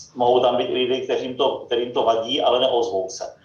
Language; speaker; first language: Czech; native; Czech